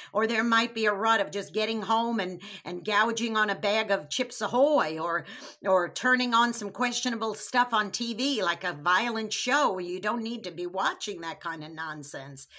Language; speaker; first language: English; native; English